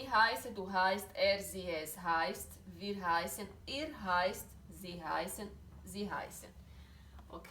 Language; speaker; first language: German; non-native, learner; Portuguese